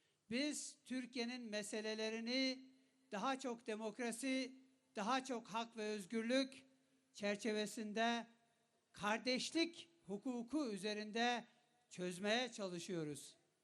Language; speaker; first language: Turkish; non-native, local second language; Kurdish